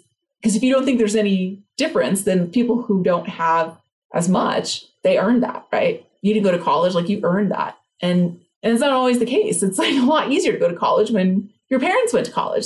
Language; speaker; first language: English; native; English